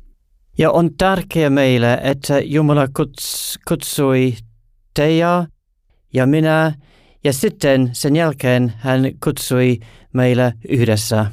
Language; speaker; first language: Finnish; non-native, learner; English